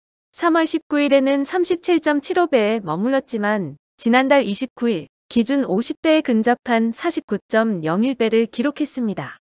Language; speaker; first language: Korean; native; Korean